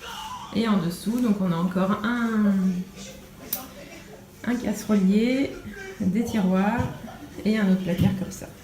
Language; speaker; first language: French; native; French